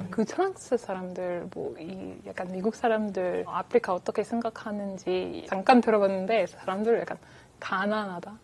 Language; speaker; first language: Korean; non-native, fluent; French